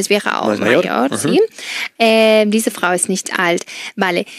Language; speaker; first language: German; non-native, fluent; Spanish